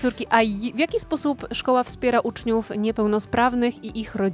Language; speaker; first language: Polish; native; Polish